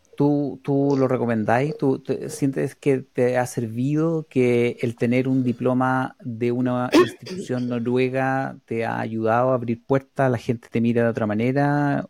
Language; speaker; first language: Spanish; native; Spanish